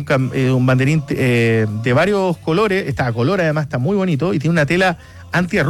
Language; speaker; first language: Spanish; native; Spanish